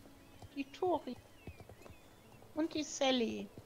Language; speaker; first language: German; native; German